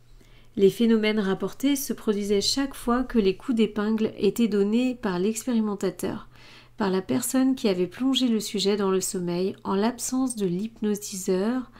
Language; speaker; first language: French; native; French